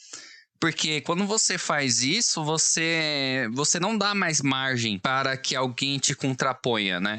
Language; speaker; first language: Portuguese; native; Portuguese